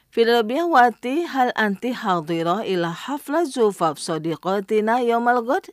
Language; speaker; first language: Arabic; non-native, fluent; Indonesian